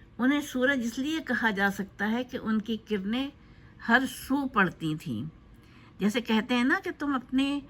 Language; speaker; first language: Urdu; native; Urdu